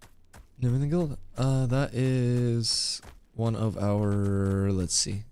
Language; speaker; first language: English; native; English